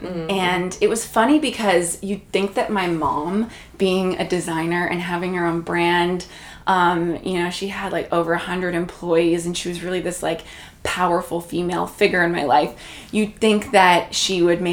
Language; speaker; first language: English; native; English